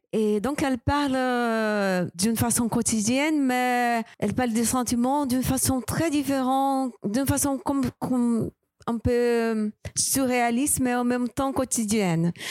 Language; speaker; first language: French; non-native, fluent; Portuguese